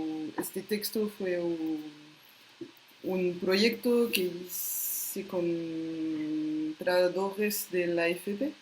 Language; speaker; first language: Spanish; non-native, fluent; French